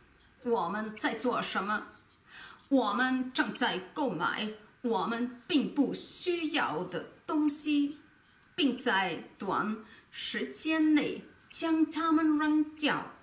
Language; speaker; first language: Chinese; non-native, learner; German